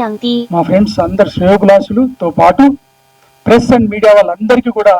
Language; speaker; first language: Telugu; native; Telugu